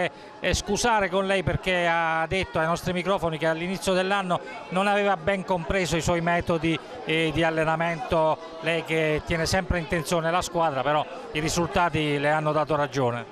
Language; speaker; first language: Italian; native; Italian